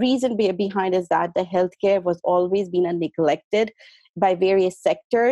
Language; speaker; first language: English; non-native, local second language; Hindi